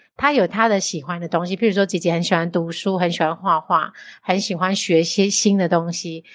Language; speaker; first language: Chinese; native; Chinese